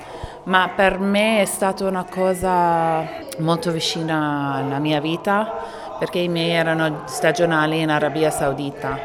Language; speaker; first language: Italian; non-native, fluent; Arabic